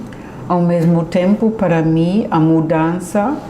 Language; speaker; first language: Portuguese; non-native, fluent; German